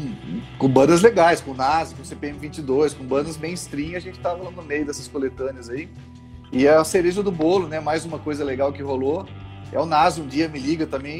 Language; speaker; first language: Portuguese; native; Portuguese